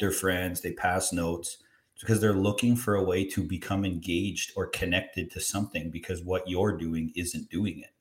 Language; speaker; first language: English; native; English